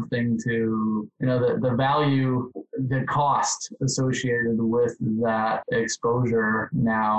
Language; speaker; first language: English; native; English